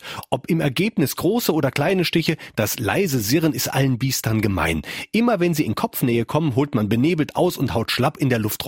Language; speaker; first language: German; native; German